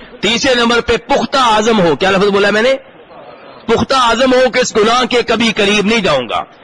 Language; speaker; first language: Urdu; native; Urdu